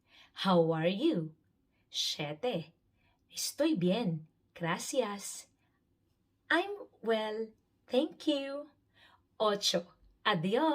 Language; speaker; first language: Spanish; non-native, learner; Filipino